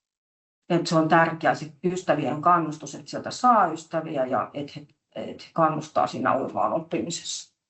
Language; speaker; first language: Finnish; native; Finnish